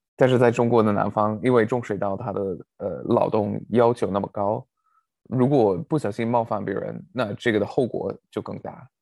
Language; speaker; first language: Chinese; non-native, fluent; English